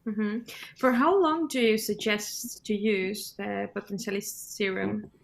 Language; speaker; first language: English; non-native, fluent; Estonian